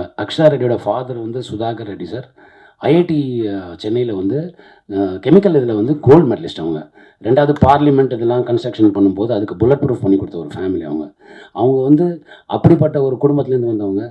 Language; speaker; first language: Tamil; native; Tamil